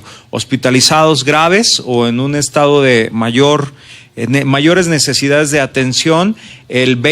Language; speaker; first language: Spanish; native; Spanish